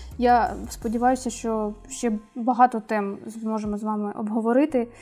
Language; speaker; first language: Ukrainian; native; Ukrainian